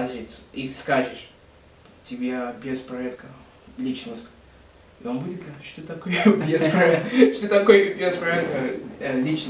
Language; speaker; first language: Russian; non-native, learner; English